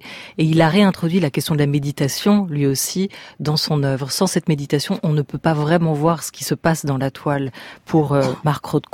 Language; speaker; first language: French; native; French